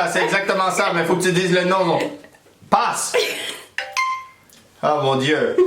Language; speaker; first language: French; native; French